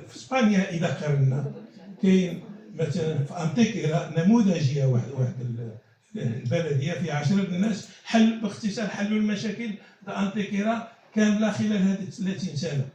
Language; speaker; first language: Arabic; native; Arabic